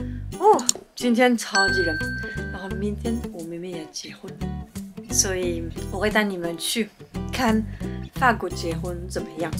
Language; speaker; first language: Chinese; non-native, fluent; French